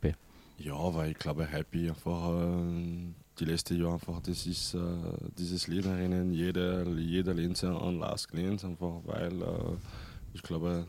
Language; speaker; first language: German; non-native, fluent; French